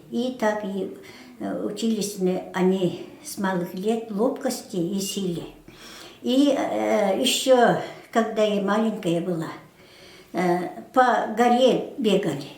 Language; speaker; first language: Russian; non-native, local second language; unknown